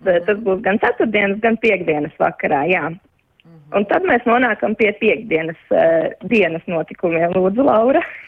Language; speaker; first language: Latvian; early bilingual, heritage; Latvian